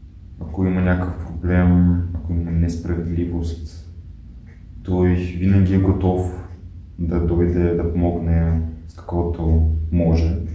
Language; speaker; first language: Bulgarian; non-native, fluent; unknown